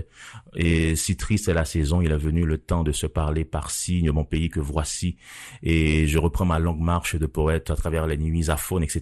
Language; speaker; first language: French; non-native, local second language; Haitian Creole